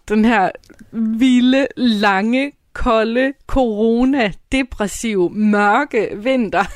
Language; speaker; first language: Danish; native; Danish